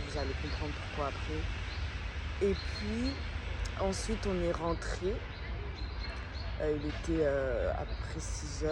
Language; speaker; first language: French; native; French